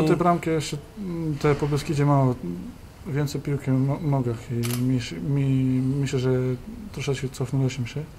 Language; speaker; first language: Polish; non-native, learner; Serbian